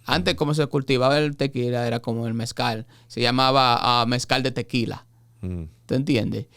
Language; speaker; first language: Spanish; early bilingual, heritage; Spanish